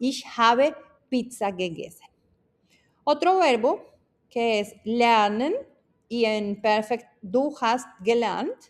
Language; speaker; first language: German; non-native, fluent; Spanish